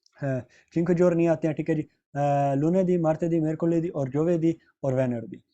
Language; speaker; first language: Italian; non-native, fluent; Urdu